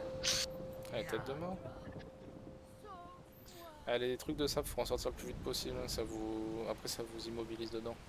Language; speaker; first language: French; native; French